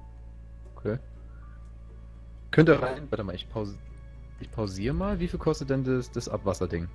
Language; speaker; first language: German; native; German